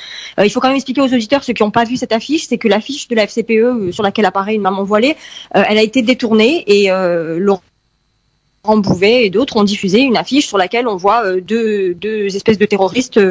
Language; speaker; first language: French; early bilingual, heritage; French